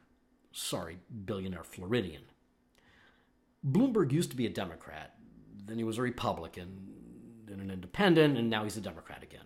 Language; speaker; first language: English; native; English